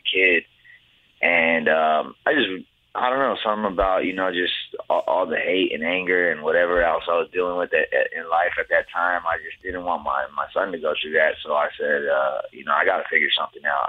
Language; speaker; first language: English; native; English